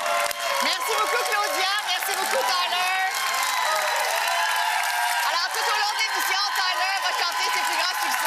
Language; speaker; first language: French; native; French